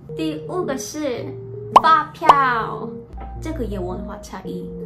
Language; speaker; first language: Chinese; non-native, learner; Korean